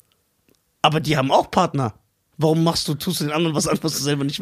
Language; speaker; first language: German; early bilingual, other home language; Persian